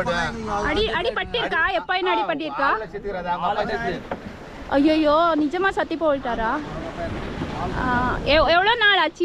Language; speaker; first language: Tamil; non-native, learner; Kannada